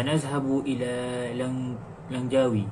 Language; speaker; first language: Arabic; non-native, learner; Malay